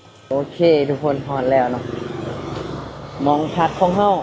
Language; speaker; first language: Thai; non-native, local second language; Lao